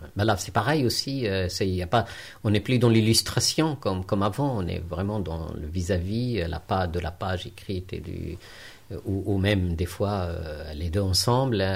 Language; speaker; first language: French; non-native, local second language; Arabic